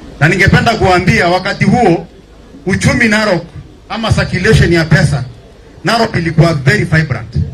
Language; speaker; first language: Swahili; non-native, local second language; Masai